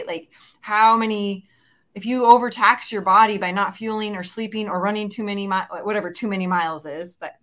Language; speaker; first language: English; native; English